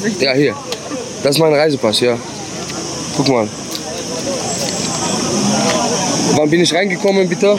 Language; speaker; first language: German; non-native, learner; Arabic